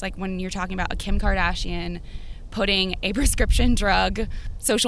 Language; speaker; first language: English; native; English